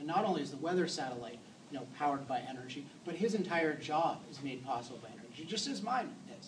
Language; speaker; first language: English; native; English